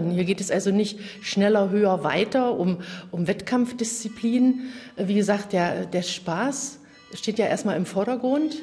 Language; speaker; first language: German; native; German